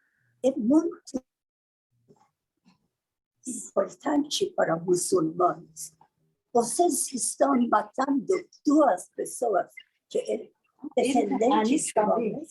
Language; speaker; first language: Portuguese; non-native, learner; Persian